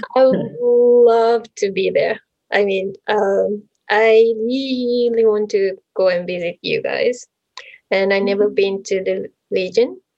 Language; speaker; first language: English; non-native, fluent; Japanese